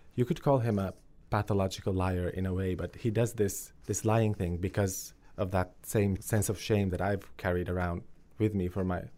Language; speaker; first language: English; early bilingual, other home language; Finnish